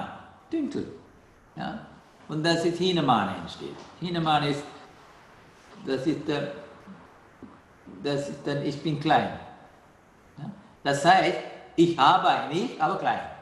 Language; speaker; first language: German; non-native, learner; Sinhala